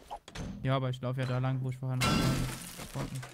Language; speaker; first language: German; native; German